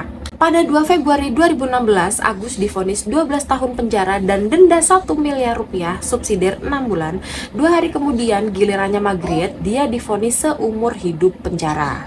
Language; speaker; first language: Indonesian; native; Indonesian